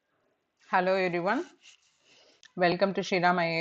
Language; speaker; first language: English; non-native, local second language; Tamil